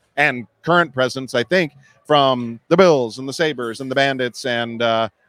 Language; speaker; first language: English; native; English